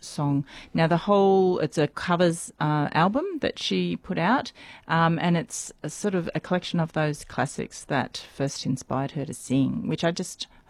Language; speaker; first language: English; native; English